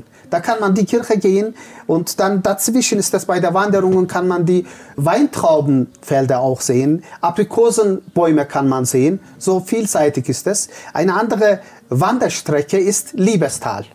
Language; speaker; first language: German; non-native, fluent; Turkish